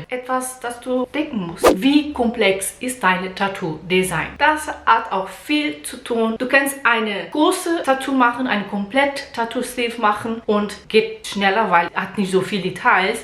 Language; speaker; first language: German; non-native, learner; Portuguese